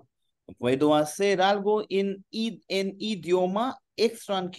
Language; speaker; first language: Spanish; non-native, fluent; Hindi